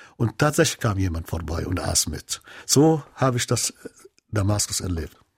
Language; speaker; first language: German; non-native, fluent; Arabic